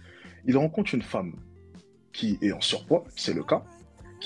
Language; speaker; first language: French; native; French